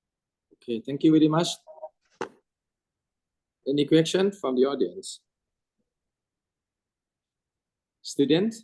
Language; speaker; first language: English; non-native, fluent; Thai